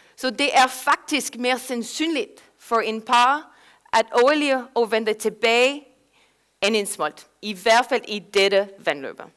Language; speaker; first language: Danish; non-native, fluent; English